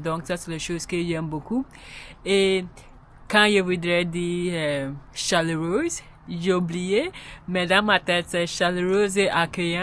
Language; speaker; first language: French; non-native, learner; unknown